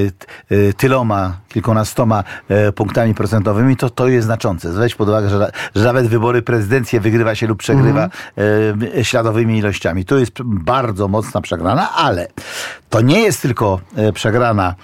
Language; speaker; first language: Polish; native; Polish